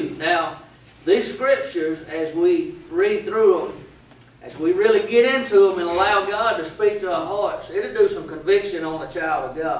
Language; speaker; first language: English; native; English